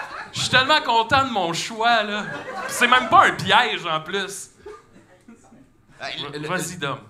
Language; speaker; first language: French; native; French